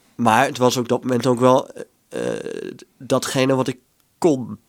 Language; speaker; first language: Dutch; native; Dutch